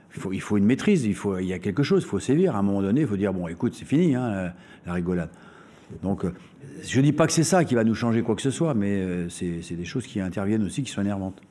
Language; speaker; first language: French; native; French